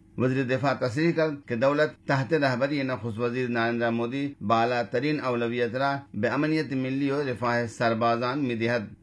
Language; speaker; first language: Persian; non-native, fluent; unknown